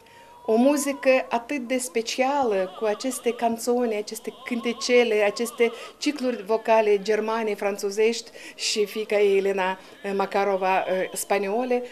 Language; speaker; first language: Romanian; native; Romanian